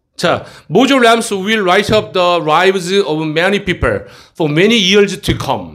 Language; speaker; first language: English; non-native, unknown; Korean